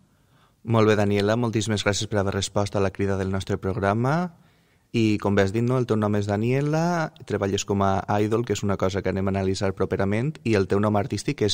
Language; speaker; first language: Catalan; native; Catalan